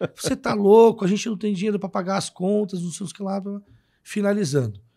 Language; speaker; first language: Portuguese; native; Portuguese